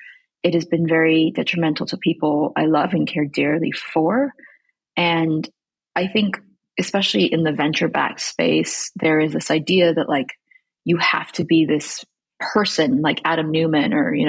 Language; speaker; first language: English; early bilingual, other home language; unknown